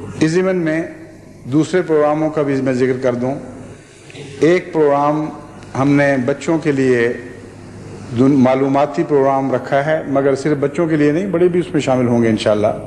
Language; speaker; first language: Urdu; native; Urdu